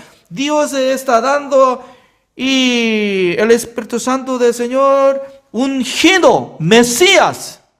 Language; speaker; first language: Spanish; non-native, fluent; Korean